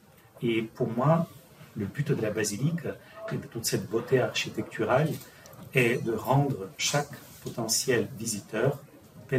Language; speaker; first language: French; non-native, fluent; Ukrainian